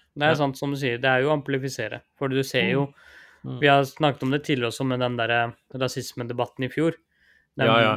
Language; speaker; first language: Norwegian; early bilingual, other home language; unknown